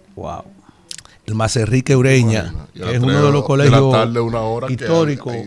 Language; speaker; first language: Spanish; native; Spanish